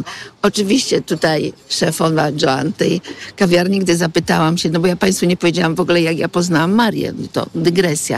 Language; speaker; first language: Polish; native; Polish